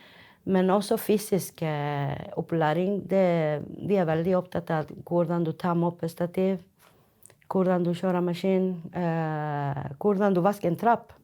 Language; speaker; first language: Norwegian; non-native, fluent; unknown